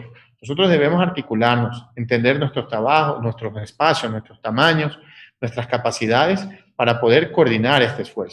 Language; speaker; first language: Spanish; native; Spanish